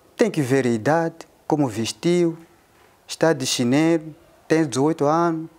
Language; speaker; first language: Portuguese; non-native, local second language; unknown